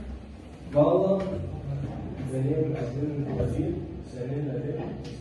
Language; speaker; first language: Turkish; non-native, learner; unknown